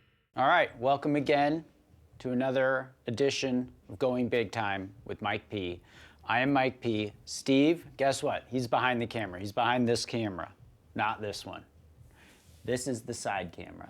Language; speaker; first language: English; native; English